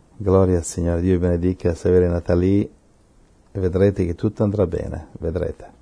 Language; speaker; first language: Italian; non-native, fluent; Spanish